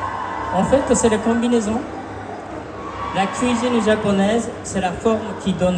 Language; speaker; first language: French; non-native, fluent; Japanese